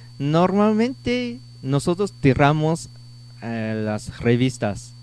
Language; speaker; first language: Spanish; non-native, learner; Japanese